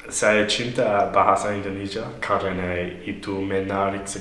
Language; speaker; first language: Indonesian; non-native, learner; English